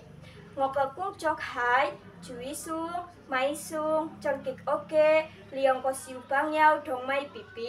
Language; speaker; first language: Cantonese; non-native, learner; Indonesian